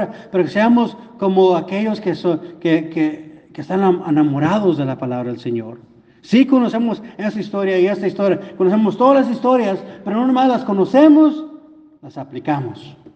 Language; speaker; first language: Spanish; non-native, fluent; English